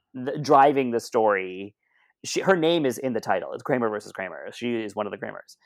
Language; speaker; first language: English; native; English